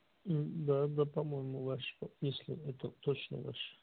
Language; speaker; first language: Russian; non-native, learner; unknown